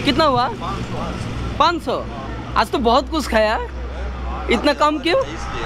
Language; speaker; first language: Hindi; non-native, learner; Bangla